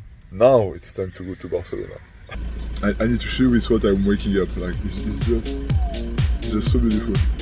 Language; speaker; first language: English; non-native, fluent; French